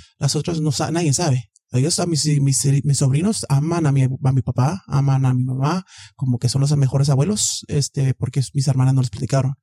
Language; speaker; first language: Spanish; early bilingual, heritage; Spanish